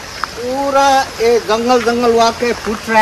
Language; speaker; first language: Hindi; non-native, learner; Nepali